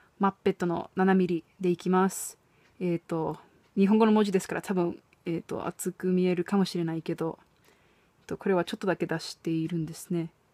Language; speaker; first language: Japanese; non-native, fluent; English